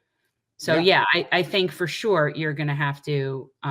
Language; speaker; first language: English; native; English